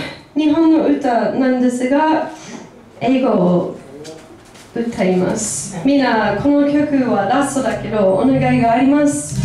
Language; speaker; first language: Japanese; non-native, fluent; English